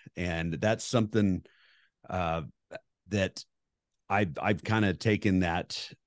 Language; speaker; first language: English; native; English